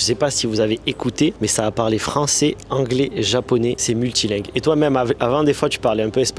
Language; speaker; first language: French; native; French